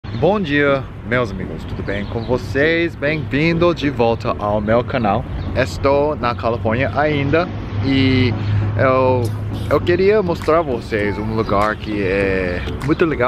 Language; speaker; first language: Portuguese; non-native, learner; Korean